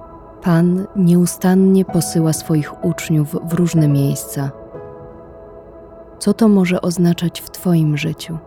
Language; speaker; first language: Polish; native; Polish